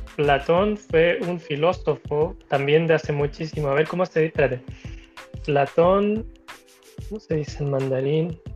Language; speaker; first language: Spanish; native; Spanish